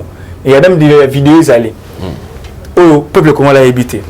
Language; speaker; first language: French; non-native, local second language; Lingala